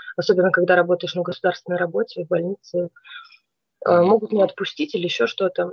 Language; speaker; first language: Russian; native; Russian